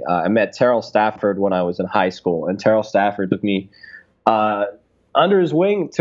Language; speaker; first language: English; native; English